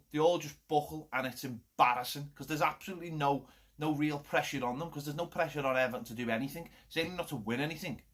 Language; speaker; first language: English; native; English